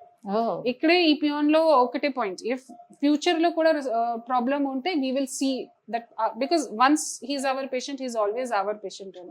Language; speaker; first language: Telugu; non-native, fluent; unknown